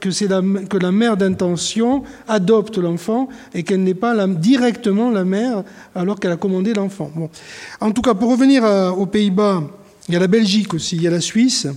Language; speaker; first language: French; native; French